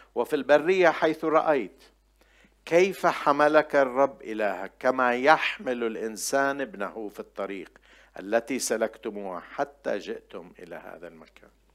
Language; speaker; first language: Arabic; non-native, local second language; Armenian